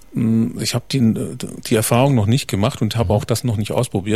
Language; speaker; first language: German; native; German